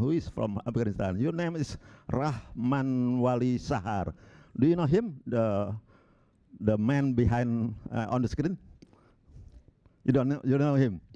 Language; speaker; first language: English; non-native, local second language; Indonesian